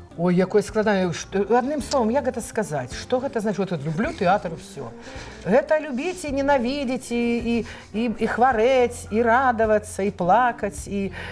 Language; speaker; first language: Belarusian; native; Belarusian